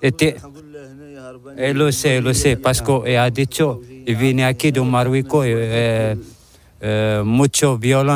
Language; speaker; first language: Spanish; non-native, learner; Arabic